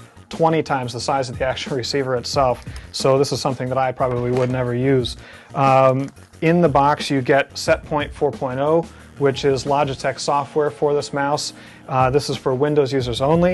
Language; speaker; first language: English; native; English